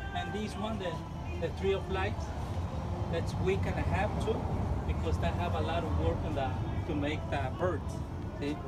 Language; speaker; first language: English; non-native, learner; Spanish